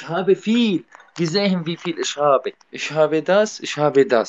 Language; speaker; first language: German; non-native, learner; Arabic